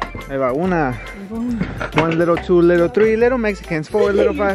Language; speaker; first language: English; early bilingual, other home language; Spanish